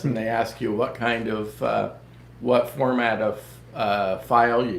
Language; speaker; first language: English; native; English